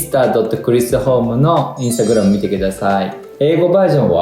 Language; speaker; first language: Japanese; native; Japanese